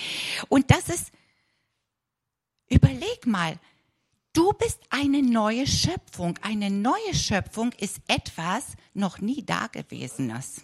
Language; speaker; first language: German; non-native, fluent; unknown